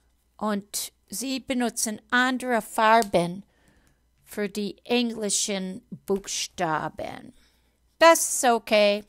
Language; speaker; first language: German; non-native, fluent; English